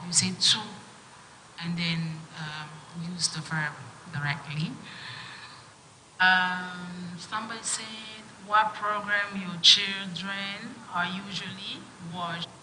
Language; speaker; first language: English; non-native, fluent; French